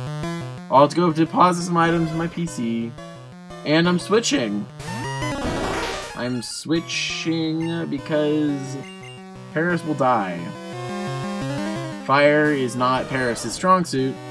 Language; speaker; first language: English; native; English